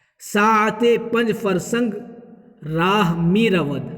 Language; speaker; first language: Persian; non-native, fluent; Urdu